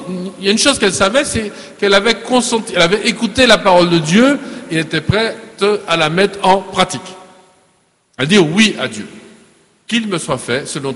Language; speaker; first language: French; native; French